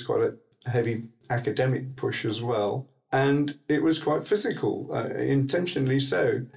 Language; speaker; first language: English; native; English